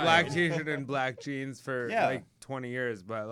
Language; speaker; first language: English; native; English